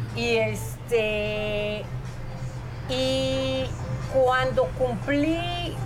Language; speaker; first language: Spanish; non-native, fluent; Hebrew